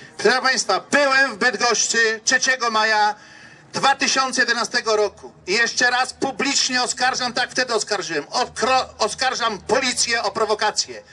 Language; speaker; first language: Polish; native; Polish